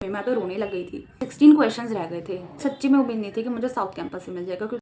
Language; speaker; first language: Hindi; native; Hindi